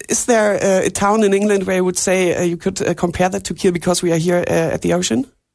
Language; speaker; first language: English; non-native, fluent; German